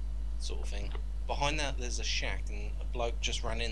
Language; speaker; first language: English; native; English